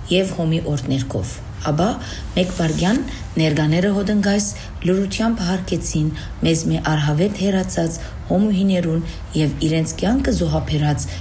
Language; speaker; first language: Armenian; early bilingual, heritage; Armenian